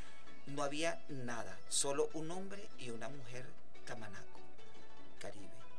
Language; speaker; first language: Spanish; native; Spanish